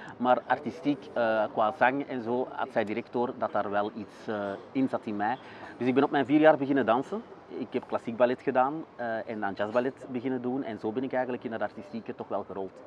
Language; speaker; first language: Dutch; native; Dutch